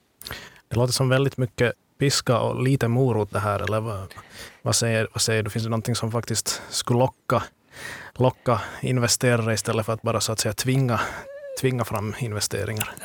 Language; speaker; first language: Swedish; native; Swedish